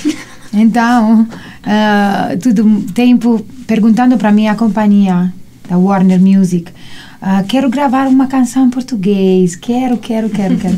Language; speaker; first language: Portuguese; non-native, learner; Italian